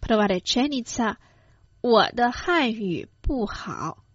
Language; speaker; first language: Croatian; non-native, fluent; Chinese